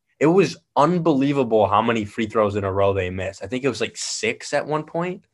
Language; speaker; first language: English; native; English